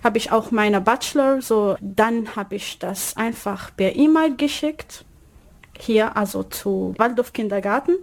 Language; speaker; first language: German; non-native, learner; Arabic